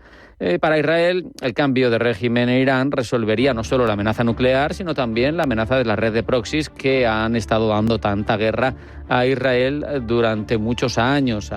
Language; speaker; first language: Spanish; native; Spanish